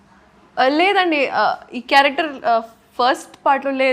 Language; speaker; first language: Telugu; non-native, local second language; Urdu